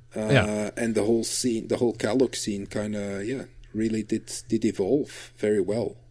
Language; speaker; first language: English; non-native, fluent; Dutch